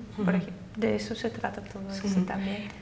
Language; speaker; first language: Spanish; non-native, fluent; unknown